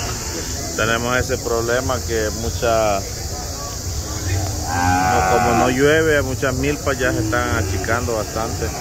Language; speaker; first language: Spanish; native; Spanish